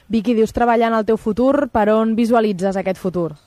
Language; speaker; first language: Catalan; native; Catalan